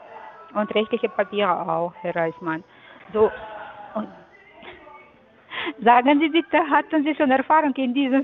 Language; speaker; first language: German; non-native, fluent; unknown